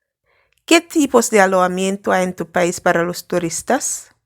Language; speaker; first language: Spanish; non-native, fluent; English